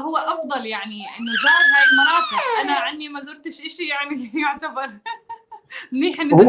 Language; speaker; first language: Arabic; native; Arabic